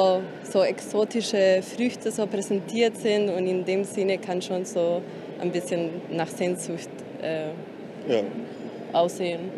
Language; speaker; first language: German; non-native, fluent; Spanish